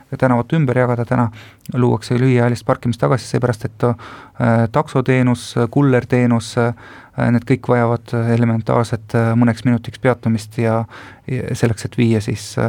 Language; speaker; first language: Estonian; non-native, local second language; Russian